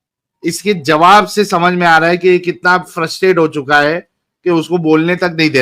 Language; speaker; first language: Hindi; native; Hindi